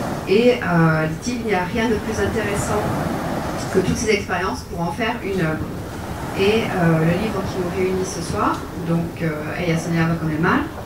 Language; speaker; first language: French; native; French